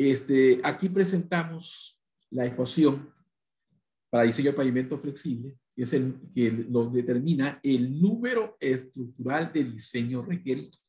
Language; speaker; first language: Spanish; native; Spanish